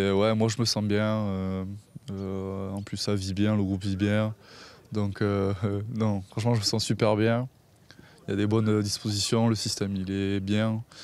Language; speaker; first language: French; native; French